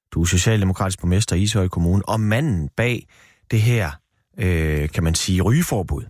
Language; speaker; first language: Danish; native; Danish